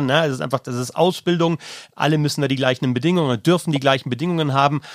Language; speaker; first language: German; native; German